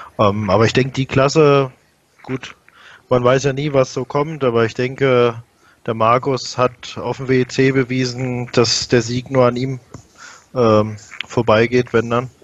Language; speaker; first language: German; native; German